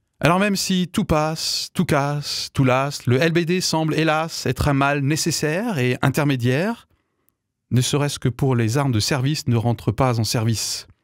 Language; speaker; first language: French; native; French